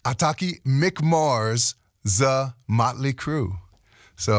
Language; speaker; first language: Czech; non-native, learner; English